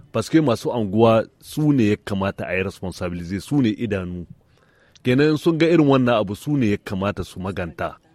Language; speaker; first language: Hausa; native; Hausa